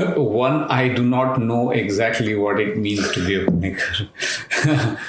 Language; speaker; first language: English; non-native, local second language; Marathi